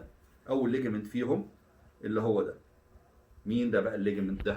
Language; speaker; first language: Arabic; native; Arabic